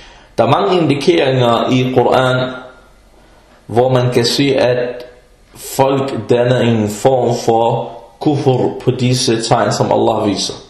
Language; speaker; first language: Danish; early bilingual, other home language; Arabic